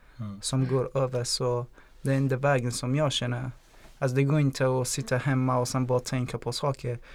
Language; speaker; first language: Swedish; non-native, fluent; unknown